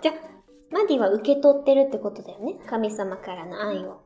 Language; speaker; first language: Japanese; native; Japanese